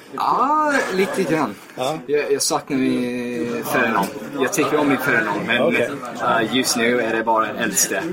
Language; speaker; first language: Swedish; non-native, fluent; English